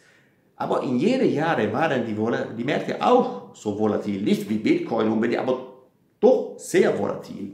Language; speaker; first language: German; non-native, fluent; Italian